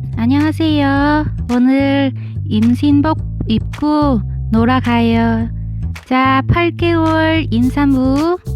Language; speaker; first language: Korean; non-native, learner; Vietnamese